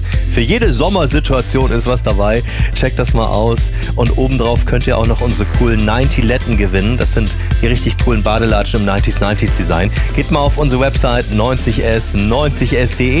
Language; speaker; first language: German; native; German